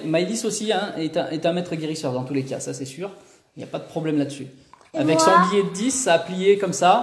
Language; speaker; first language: French; native; French